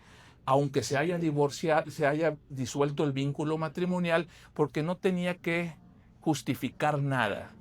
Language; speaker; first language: Spanish; native; Spanish